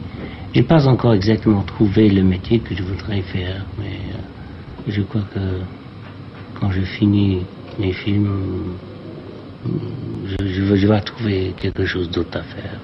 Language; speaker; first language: French; non-native, learner; English